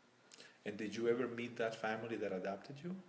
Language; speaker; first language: English; non-native, fluent; Spanish